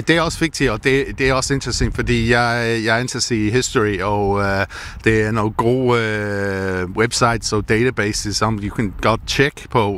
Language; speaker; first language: Danish; non-native, fluent; English